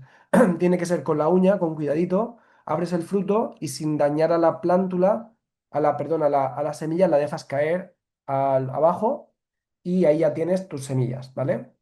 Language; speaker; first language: Spanish; native; Spanish